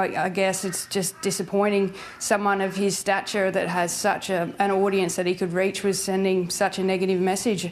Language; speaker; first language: English; native; English